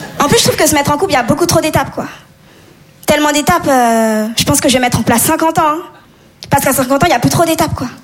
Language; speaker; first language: French; early bilingual, other home language; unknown